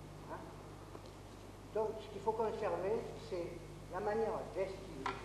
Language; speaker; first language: French; native; French